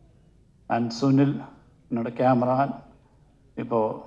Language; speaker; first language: Tamil; non-native, learner; Malayalam